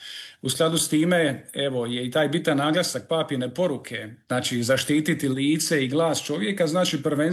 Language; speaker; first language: Serbian; native; Serbian